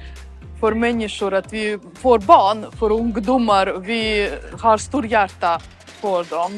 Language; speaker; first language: Swedish; non-native, fluent; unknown